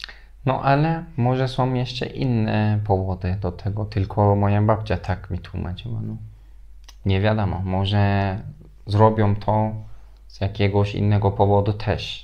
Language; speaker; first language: Polish; non-native, fluent; Turkish